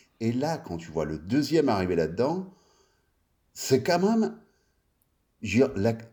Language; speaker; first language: French; early bilingual, other home language; Italian